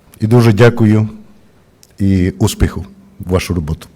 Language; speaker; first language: Ukrainian; early bilingual, heritage; Ukrainian